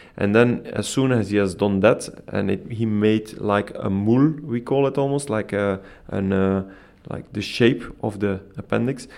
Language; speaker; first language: English; non-native, fluent; Dutch